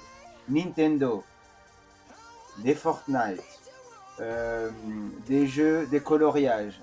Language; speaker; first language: French; native; French